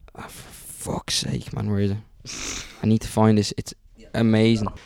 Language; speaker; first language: English; early bilingual, other home language; Italian